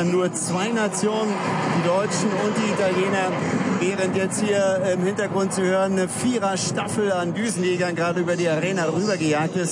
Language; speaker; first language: German; native; German